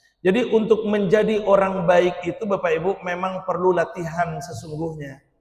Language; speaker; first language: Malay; non-native, local second language; Minangkabau